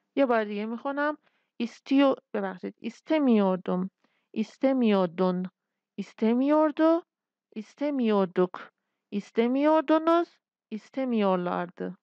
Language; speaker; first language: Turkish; non-native, fluent; Persian